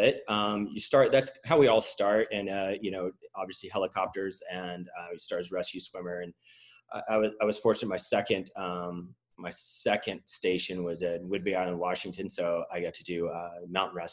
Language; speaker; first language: English; native; English